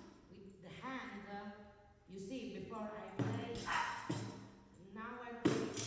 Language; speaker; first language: English; non-native, learner; Italian